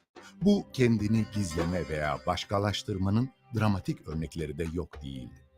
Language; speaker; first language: Turkish; native; Turkish